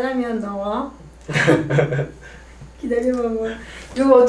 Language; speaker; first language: Korean; non-native, learner; French